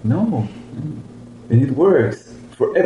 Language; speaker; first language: English; non-native, learner; Spanish